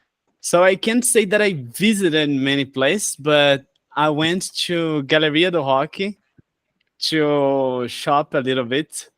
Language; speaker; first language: English; non-native, fluent; Portuguese